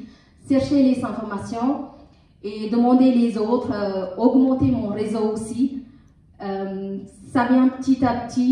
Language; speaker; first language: French; non-native, learner; Tamil